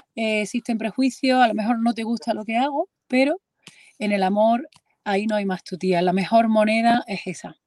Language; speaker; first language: Spanish; native; Spanish